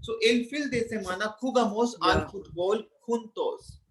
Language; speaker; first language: Spanish; non-native, fluent; Hindi